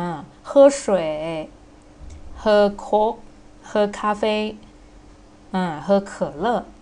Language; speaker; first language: Chinese; non-native, fluent; Thai